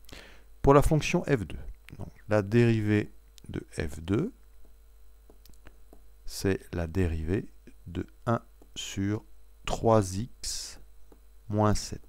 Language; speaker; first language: French; native; French